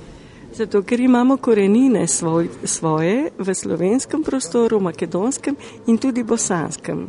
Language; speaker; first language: Slovenian; early bilingual, other home language; Macedonian